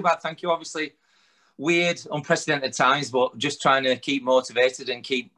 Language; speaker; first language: English; native; English